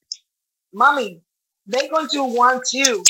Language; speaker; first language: English; non-native, learner; Spanish